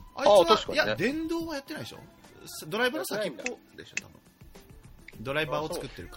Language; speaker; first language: Japanese; native; Japanese